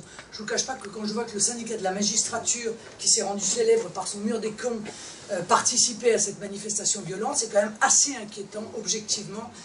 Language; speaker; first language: French; native; French